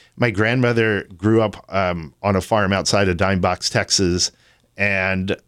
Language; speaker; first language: English; native; English